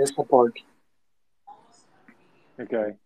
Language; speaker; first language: English; non-native, learner; Japanese